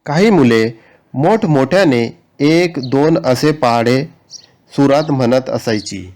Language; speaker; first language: Marathi; non-native, local second language; Urdu